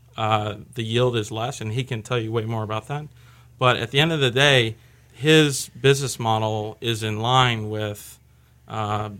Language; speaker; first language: English; native; English